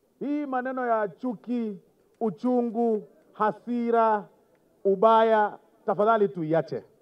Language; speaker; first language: Swahili; non-native, local second language; Gusii